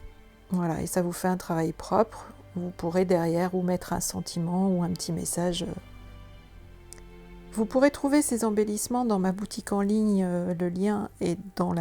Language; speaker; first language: French; native; French